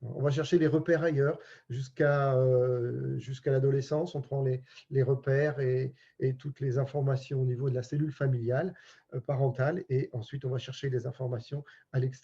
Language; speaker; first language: French; native; French